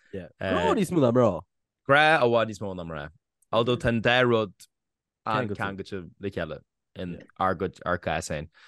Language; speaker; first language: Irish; native; Irish